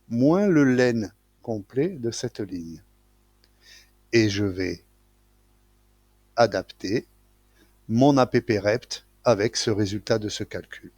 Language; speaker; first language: French; native; French